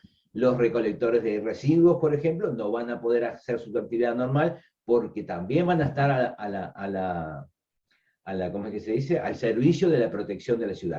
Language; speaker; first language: Spanish; native; Spanish